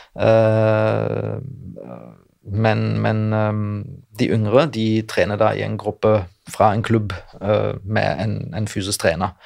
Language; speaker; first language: Norwegian; non-native, fluent; German